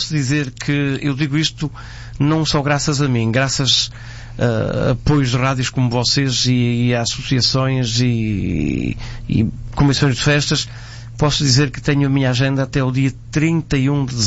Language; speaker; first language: Portuguese; native; Portuguese